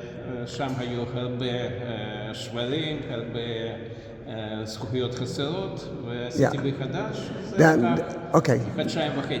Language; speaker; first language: Hebrew; non-native, local second language; Russian